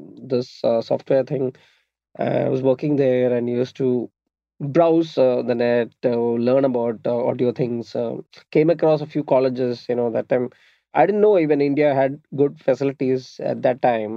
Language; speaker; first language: English; non-native, local second language; Malayalam